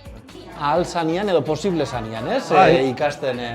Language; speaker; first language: Basque; native; Basque